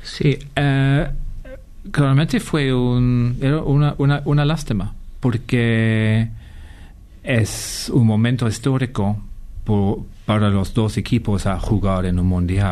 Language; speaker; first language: Spanish; non-native, fluent; English